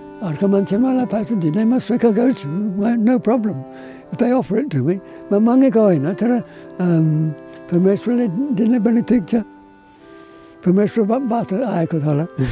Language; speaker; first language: Nepali; non-native, learner; English